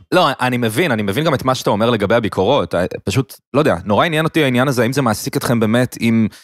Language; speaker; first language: Hebrew; native; Hebrew